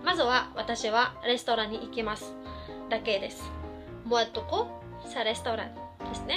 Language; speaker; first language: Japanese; non-native, fluent; Cebuano